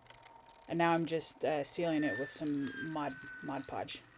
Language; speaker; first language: English; native; English